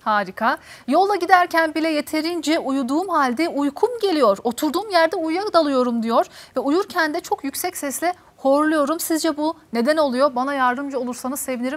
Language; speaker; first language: Turkish; native; Turkish